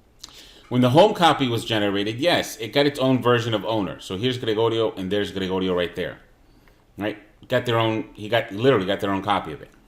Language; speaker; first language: English; native; English